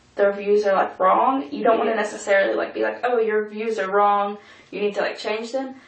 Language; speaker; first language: English; native; English